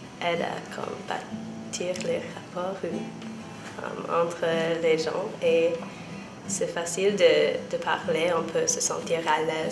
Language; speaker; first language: French; non-native, fluent; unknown